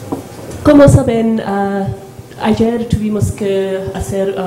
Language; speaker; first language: Spanish; non-native, learner; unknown